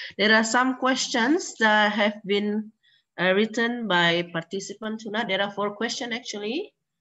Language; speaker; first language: English; non-native, fluent; Indonesian